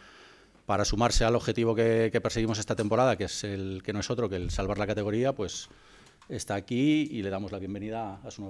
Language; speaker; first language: Spanish; native; Spanish